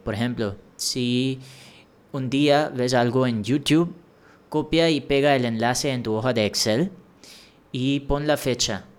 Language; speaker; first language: Spanish; non-native, fluent; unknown